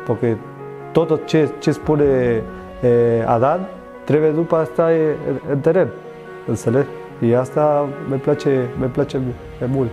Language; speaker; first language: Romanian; non-native, learner; Spanish